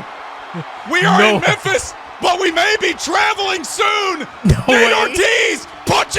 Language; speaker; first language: English; native; English